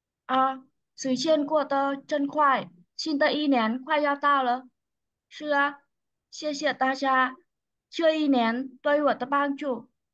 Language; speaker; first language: Chinese; non-native, learner; Vietnamese